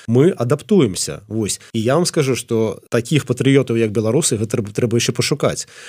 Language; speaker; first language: Belarusian; non-native, local second language; Russian